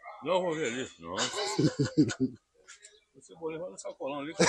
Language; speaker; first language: Portuguese; native; Portuguese